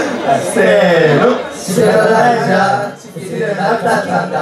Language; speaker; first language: Japanese; non-native, learner; Korean